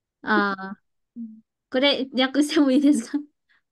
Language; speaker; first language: Japanese; non-native, fluent; Vietnamese